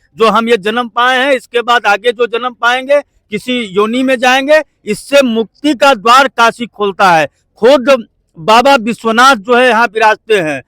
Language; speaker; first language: Hindi; native; Hindi